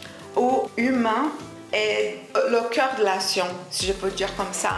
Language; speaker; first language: French; non-native, fluent; Portuguese